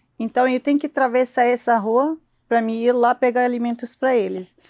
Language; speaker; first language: Portuguese; non-native, learner; Arabic